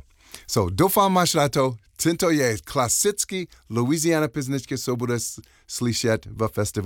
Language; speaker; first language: Czech; non-native, learner; English